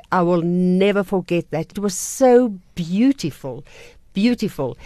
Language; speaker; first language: English; non-native, local second language; Afrikaans